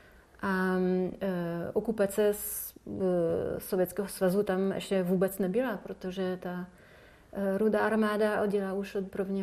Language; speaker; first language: Czech; non-native, fluent; French